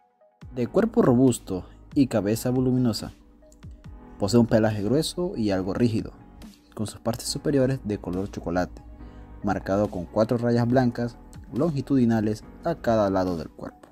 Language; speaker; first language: Spanish; native; Spanish